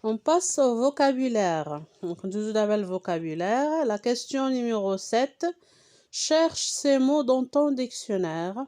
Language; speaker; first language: French; non-native, local second language; Arabic